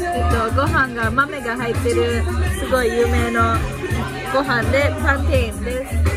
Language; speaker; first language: Japanese; early bilingual, heritage; English